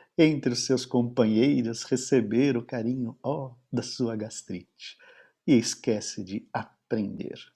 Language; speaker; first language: Portuguese; native; Portuguese